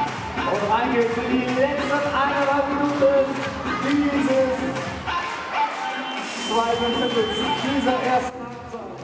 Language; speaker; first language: German; native; German